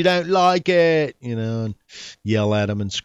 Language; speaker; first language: English; native; English